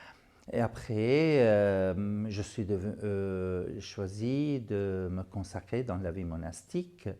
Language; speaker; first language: French; non-native, fluent; Arabic